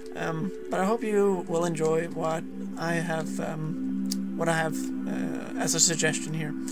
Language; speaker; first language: English; non-native, fluent; Danish